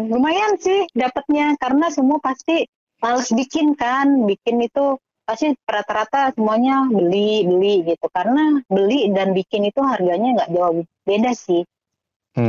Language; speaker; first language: Indonesian; native; Indonesian